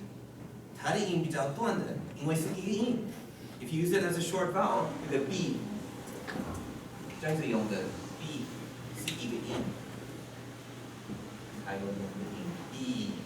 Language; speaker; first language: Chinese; non-native, fluent; English